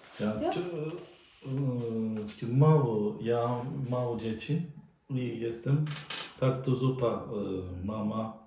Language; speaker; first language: Polish; non-native, learner; Turkish